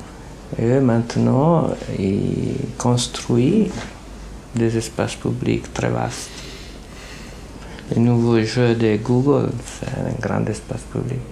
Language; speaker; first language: French; non-native, fluent; Italian